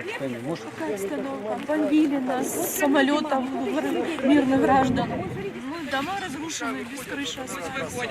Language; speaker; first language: Russian; native; Russian